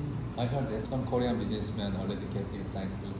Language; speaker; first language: English; non-native, learner; Korean